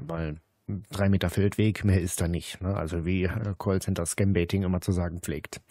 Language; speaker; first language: German; native; German